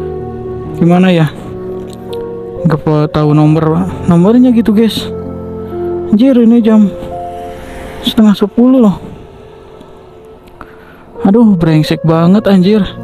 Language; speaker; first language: Indonesian; native; Indonesian